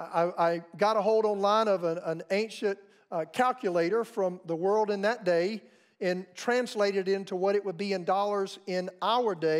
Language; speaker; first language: English; native; English